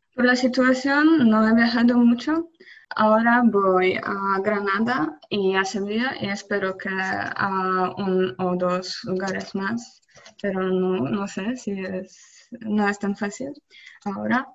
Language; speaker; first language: Spanish; non-native, learner; Polish